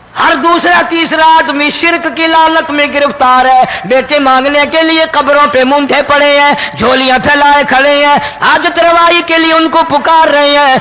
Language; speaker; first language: Urdu; non-native, local second language; Saraiki